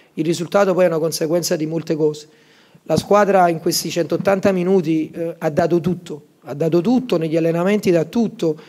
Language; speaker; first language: Italian; native; Italian